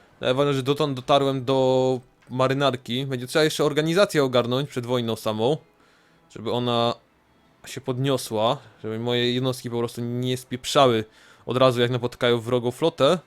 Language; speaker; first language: Polish; native; Polish